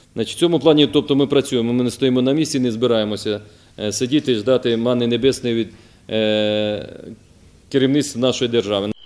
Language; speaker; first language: Ukrainian; native; Ukrainian